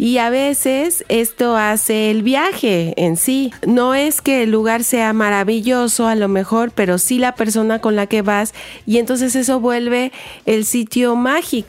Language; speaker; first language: Spanish; native; Spanish